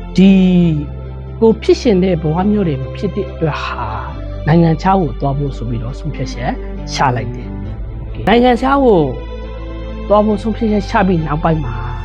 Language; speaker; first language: Burmese; native; Burmese